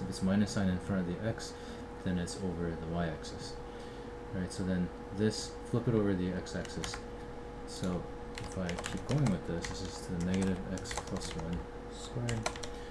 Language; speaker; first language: English; native; English